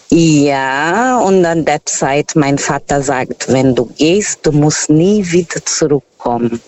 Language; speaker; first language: German; non-native, fluent; Portuguese